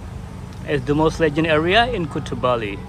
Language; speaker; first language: English; non-native, learner; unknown